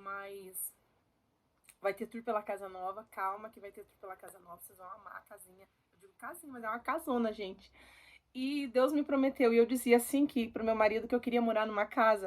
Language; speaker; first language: Portuguese; native; Portuguese